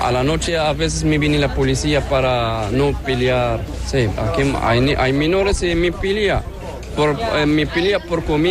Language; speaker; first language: Spanish; non-native, learner; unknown